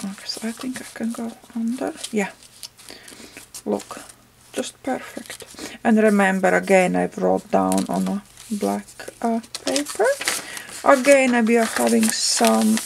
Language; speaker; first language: English; non-native, fluent; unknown